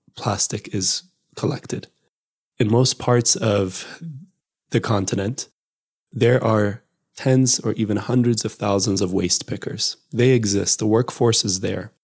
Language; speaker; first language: English; non-native, fluent; Amharic